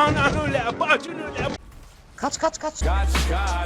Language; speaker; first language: Turkish; native; Turkish